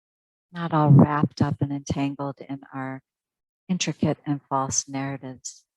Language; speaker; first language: English; native; English